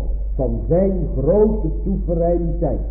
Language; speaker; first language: Dutch; native; Dutch